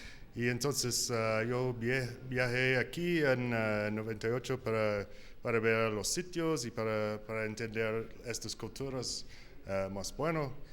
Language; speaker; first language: Spanish; non-native, learner; English